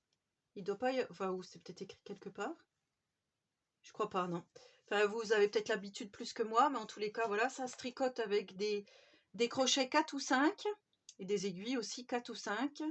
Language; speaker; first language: French; native; French